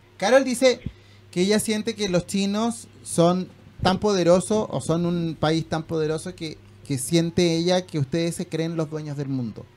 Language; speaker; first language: Spanish; native; Spanish